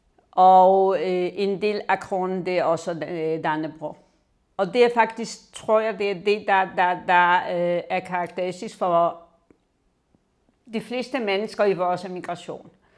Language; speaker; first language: Danish; non-native, fluent; Polish